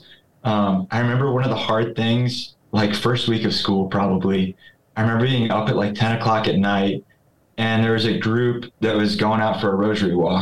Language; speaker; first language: English; native; English